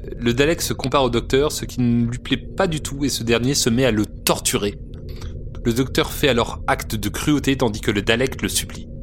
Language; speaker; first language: French; native; French